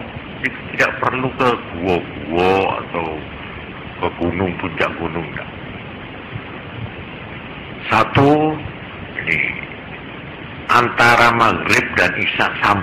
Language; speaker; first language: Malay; non-native, local second language; Javanese